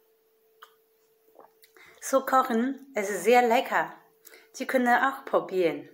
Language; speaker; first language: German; non-native, learner; Chinese